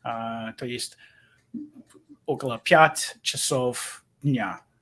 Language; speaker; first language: Russian; non-native, learner; English